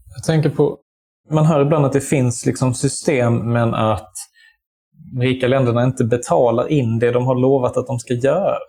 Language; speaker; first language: Swedish; native; Swedish